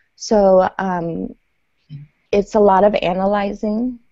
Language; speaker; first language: English; early bilingual, other home language; Persian